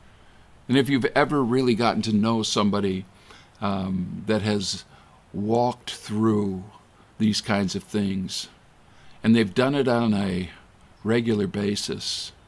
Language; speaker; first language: English; native; English